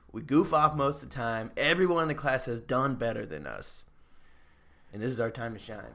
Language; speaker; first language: English; native; English